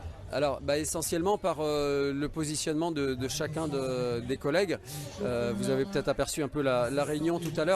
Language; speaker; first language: French; native; French